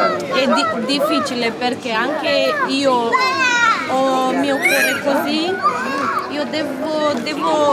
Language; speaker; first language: Italian; non-native, learner; Romanian